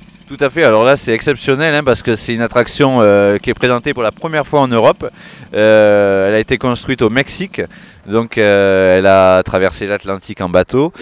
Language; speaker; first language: French; native; French